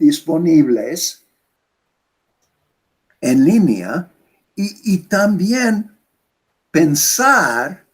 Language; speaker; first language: Spanish; non-native, fluent; English